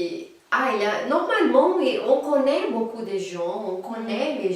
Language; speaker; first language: French; non-native, fluent; Portuguese